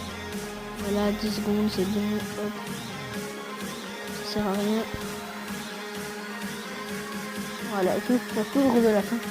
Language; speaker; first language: French; native; French